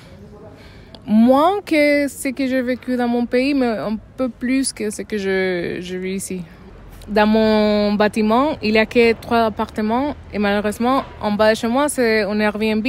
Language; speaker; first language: French; non-native, fluent; Spanish